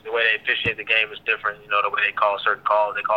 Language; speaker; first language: English; native; English